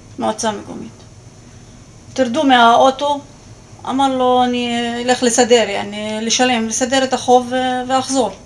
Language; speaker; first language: Hebrew; non-native, local second language; Arabic